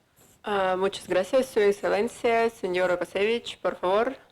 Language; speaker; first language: Spanish; non-native, fluent; Russian